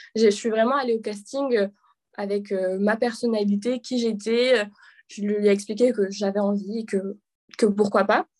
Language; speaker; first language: French; native; French